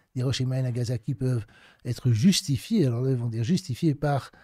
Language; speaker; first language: French; native; French